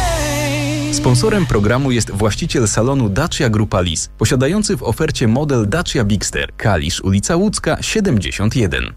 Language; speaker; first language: Polish; native; Polish